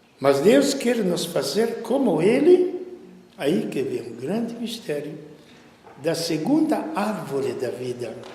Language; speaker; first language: Portuguese; non-native, fluent; Italian